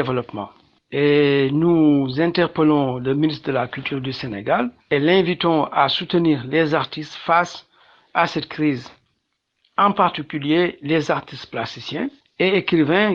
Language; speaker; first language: French; non-native, local second language; Wolof